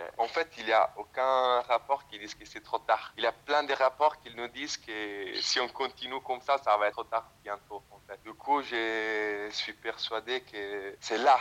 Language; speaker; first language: French; non-native, fluent; Italian